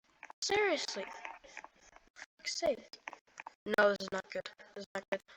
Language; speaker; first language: English; native; English